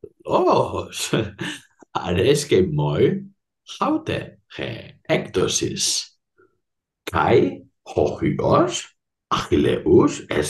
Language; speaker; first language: Greek; non-native, fluent; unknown